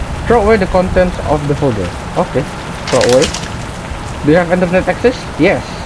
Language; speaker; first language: English; non-native, learner; Indonesian